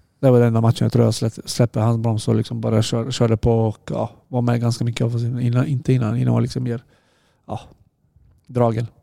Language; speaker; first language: Swedish; non-native, fluent; Serbian